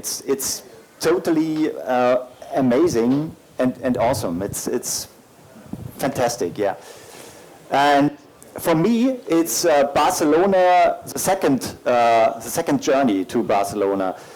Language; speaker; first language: English; non-native, learner; German